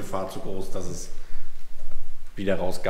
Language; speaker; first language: German; native; German